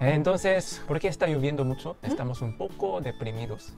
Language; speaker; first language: Spanish; non-native, fluent; Korean